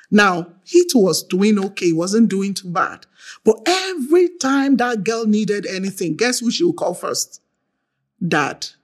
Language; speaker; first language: English; non-native, local second language; Yoruba